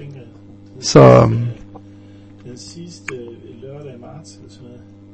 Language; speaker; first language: Danish; native; Danish